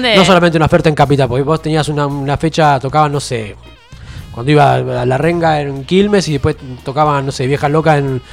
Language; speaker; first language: Spanish; native; Spanish